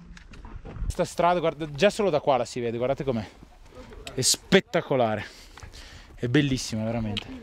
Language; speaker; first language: Italian; native; Italian